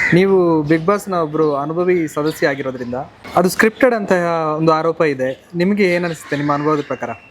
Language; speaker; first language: Kannada; native; Kannada